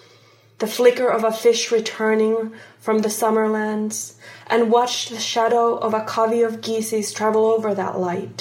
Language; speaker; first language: English; non-native, fluent; Finnish